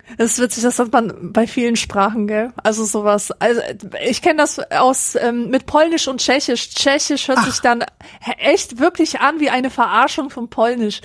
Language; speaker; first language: German; early bilingual, other home language; Polish